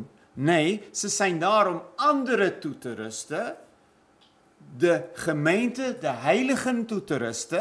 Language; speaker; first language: Dutch; non-native, fluent; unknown